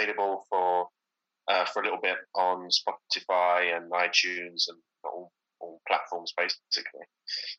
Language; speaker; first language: English; native; English